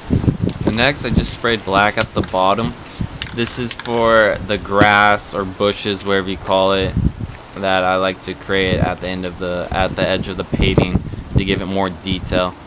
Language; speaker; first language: English; native; English